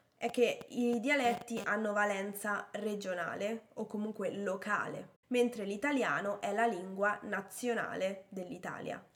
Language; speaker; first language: Italian; native; Italian